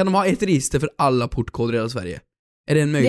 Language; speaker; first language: Swedish; native; Swedish